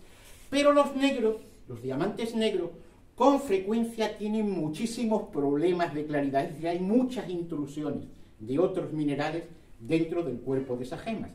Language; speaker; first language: Spanish; native; Spanish